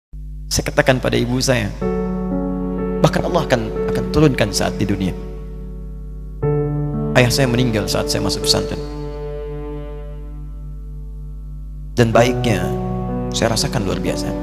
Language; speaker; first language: Indonesian; native; Indonesian